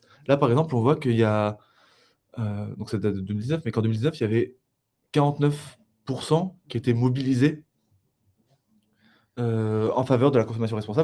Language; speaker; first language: French; native; French